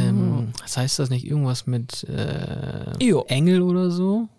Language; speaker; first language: German; native; German